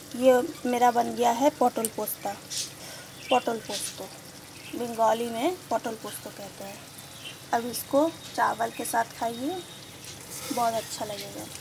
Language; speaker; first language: Hindi; native; Hindi